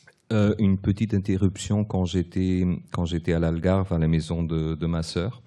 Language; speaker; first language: French; early bilingual, other home language; Portuguese